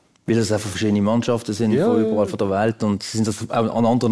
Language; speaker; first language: German; native; German